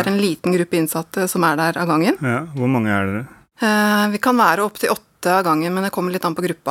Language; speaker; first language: Norwegian; native; Norwegian